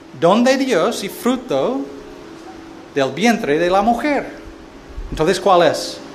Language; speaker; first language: Spanish; non-native, fluent; English